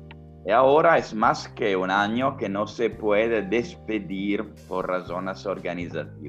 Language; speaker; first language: Spanish; non-native, fluent; Italian